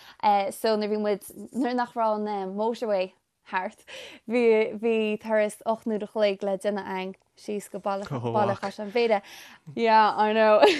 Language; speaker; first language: Irish; native; Irish